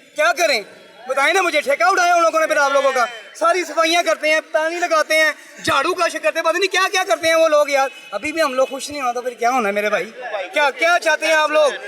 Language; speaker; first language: Urdu; non-native, local second language; Punjabi